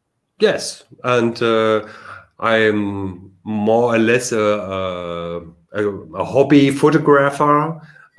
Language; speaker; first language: English; non-native, learner; German